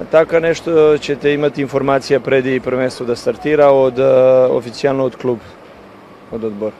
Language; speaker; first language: Bulgarian; non-native, learner; Serbian